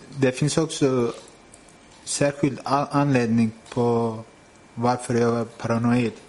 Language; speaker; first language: Swedish; non-native, fluent; Turkish